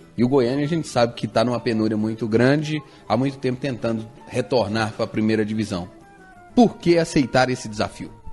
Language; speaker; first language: Portuguese; native; Portuguese